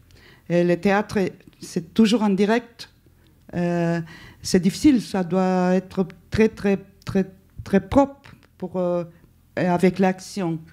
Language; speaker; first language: French; non-native, fluent; Spanish